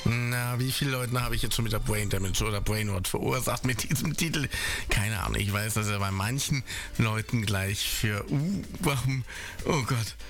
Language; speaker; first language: German; native; German